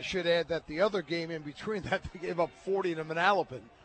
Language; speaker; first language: English; native; English